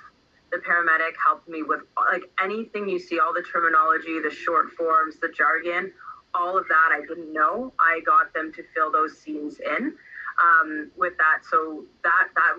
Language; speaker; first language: English; native; English